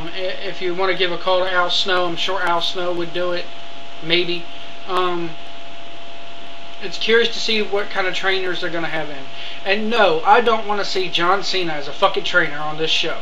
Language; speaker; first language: English; native; English